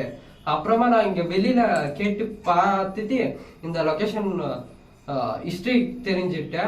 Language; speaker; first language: Tamil; non-native, local second language; Kannada